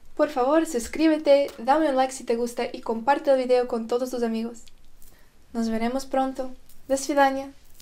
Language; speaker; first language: Spanish; non-native, fluent; Russian